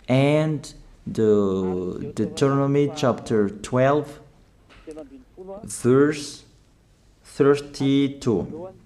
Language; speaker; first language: English; non-native, fluent; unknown